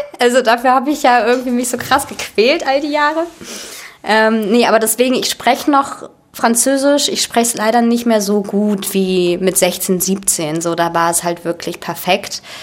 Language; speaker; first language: German; early bilingual, other home language; Russian